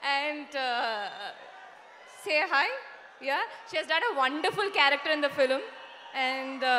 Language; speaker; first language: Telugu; non-native, learner; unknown